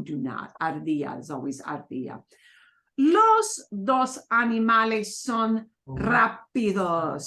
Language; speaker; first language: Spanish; non-native, fluent; English